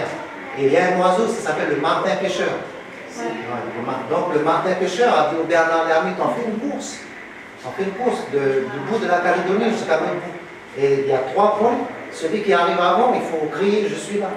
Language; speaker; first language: French; native; French